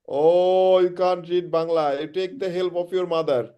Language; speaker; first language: English; non-native, fluent; Bangla